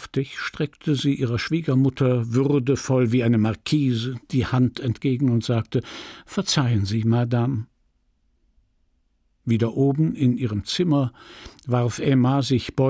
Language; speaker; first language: German; native; German